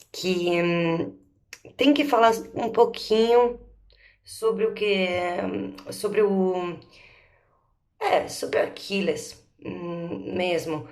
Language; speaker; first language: Portuguese; native; Portuguese